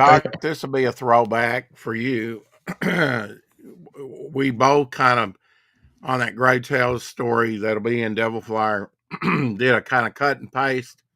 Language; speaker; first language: English; native; English